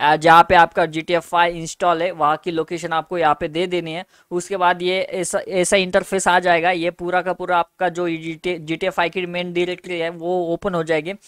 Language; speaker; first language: Hindi; native; Hindi